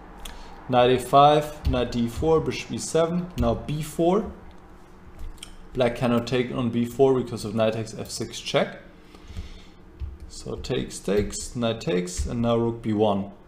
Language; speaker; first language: English; non-native, fluent; German